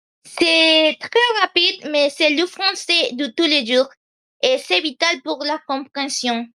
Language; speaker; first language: French; non-native, learner; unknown